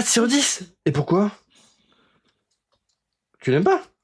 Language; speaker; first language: French; native; French